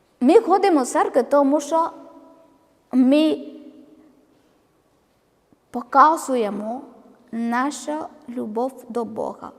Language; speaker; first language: Ukrainian; non-native, learner; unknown